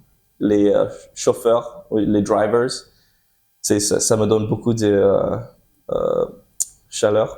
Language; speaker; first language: French; early bilingual, heritage; French